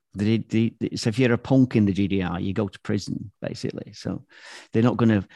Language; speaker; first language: English; native; English